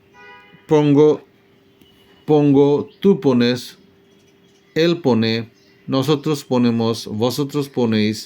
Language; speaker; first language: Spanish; non-native, fluent; Bangla